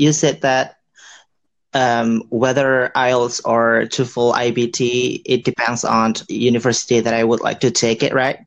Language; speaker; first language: English; non-native, fluent; Indonesian